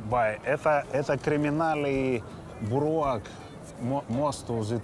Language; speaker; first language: Basque; non-native, learner; Russian